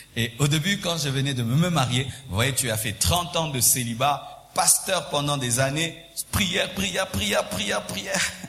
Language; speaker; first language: French; non-native, local second language; Swahili